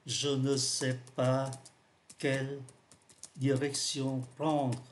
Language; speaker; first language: French; non-native, fluent; Vietnamese